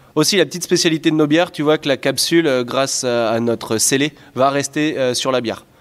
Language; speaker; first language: French; native; French